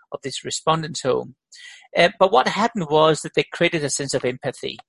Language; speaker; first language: English; non-native, fluent; Danish